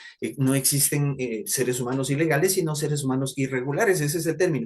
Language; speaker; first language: Spanish; native; Spanish